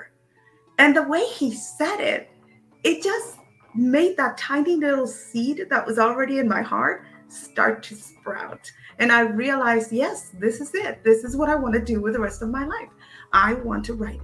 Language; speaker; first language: English; early bilingual, other home language; Spanish